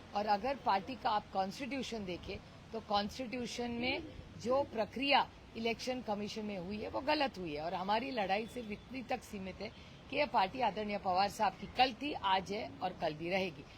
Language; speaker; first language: Hindi; non-native, local second language; Marathi